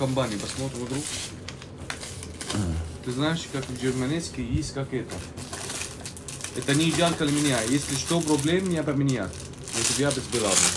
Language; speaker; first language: Russian; non-native, learner; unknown